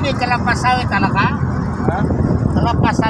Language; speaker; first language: Malay; non-native, local second language; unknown